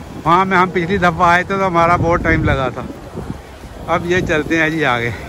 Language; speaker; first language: Hindi; native; Hindi